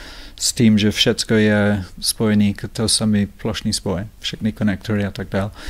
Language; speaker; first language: Czech; non-native, fluent; English